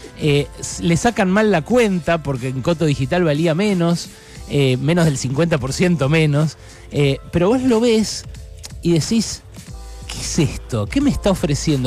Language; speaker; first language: Spanish; native; Spanish